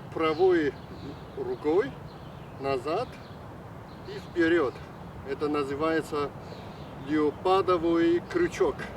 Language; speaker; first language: Russian; non-native, fluent; Chinese